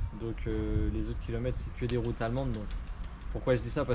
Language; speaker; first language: French; native; French